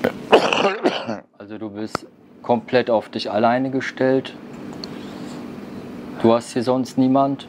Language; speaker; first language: German; native; German